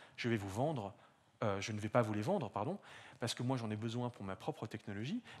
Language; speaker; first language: French; native; French